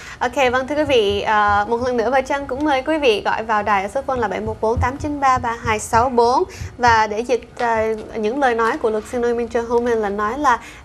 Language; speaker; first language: Vietnamese; early bilingual, heritage; Vietnamese